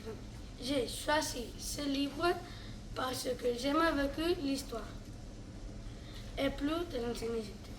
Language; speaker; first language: French; non-native, learner; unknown